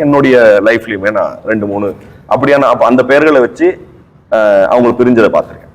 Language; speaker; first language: Tamil; native; Tamil